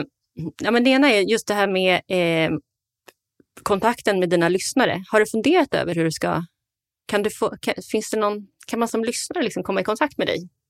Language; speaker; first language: Swedish; native; Swedish